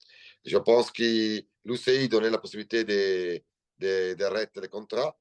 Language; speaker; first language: French; non-native, learner; Italian